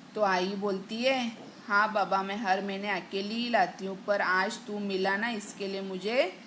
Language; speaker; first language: Hindi; non-native, local second language; Marathi